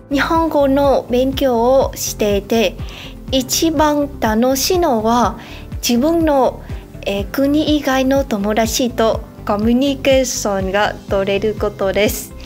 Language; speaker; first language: Japanese; non-native, fluent; Vietnamese